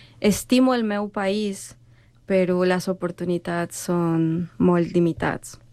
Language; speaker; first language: Catalan; non-native, learner; Spanish